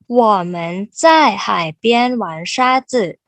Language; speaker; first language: Chinese; non-native, fluent; Thai